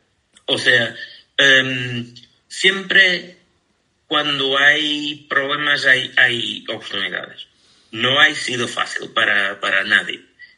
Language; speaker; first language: Spanish; non-native, fluent; Portuguese